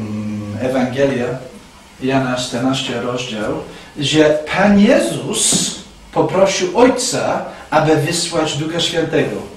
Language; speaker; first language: Polish; non-native, fluent; English